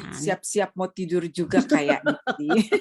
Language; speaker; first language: Indonesian; native; Indonesian